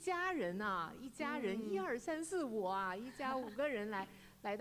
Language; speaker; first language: Chinese; native; Chinese